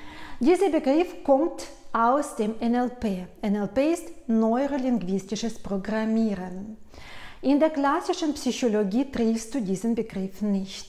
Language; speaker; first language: German; non-native, fluent; Russian